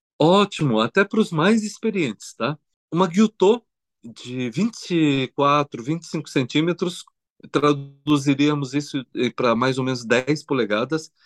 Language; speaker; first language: Portuguese; early bilingual, other home language; Korean